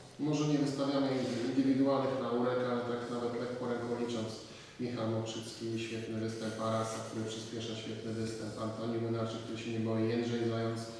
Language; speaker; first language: Polish; native; Polish